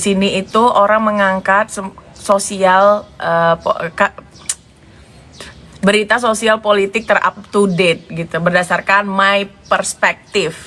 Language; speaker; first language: Indonesian; native; Indonesian